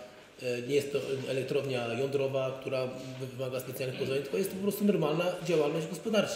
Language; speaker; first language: Polish; native; Polish